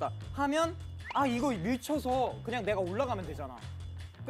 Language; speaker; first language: Korean; native; Korean